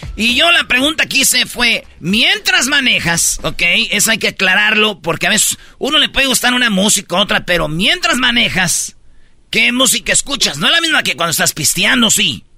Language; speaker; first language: Spanish; native; Spanish